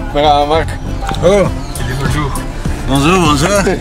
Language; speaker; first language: French; non-native, learner; Spanish